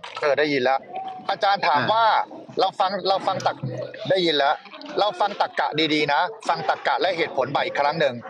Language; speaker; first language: Thai; native; Thai